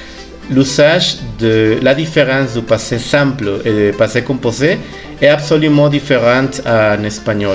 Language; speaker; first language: French; non-native, fluent; Spanish